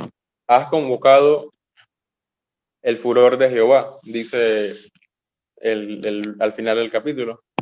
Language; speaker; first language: Spanish; native; Spanish